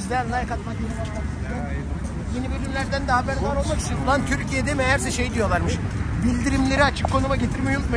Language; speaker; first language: Turkish; native; Turkish